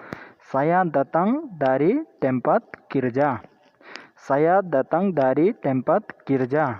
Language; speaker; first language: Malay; non-native, learner; Nepali